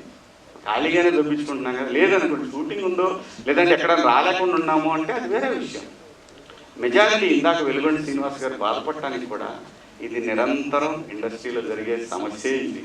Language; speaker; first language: Telugu; native; Telugu